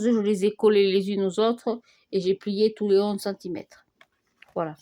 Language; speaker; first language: French; native; French